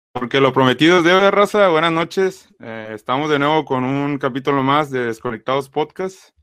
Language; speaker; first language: Spanish; native; Spanish